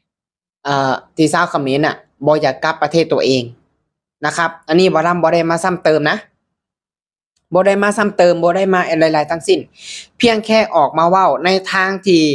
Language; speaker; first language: Thai; non-native, local second language; Lao